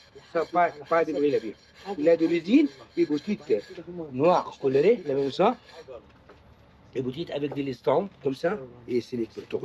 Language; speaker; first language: French; non-native, learner; Arabic